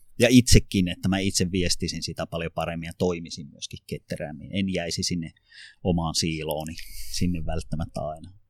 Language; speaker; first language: Finnish; native; Finnish